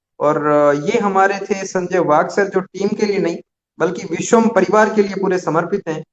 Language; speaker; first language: Hindi; native; Hindi